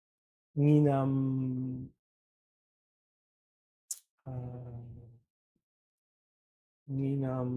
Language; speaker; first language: Vietnamese; non-native, learner; Dutch